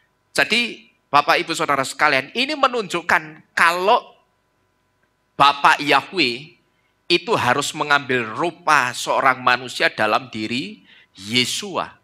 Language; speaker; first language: Indonesian; native; Indonesian